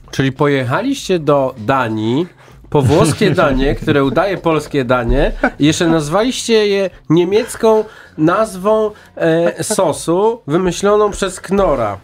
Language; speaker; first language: Polish; native; Polish